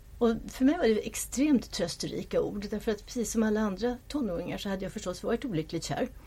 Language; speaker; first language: Swedish; non-native, fluent; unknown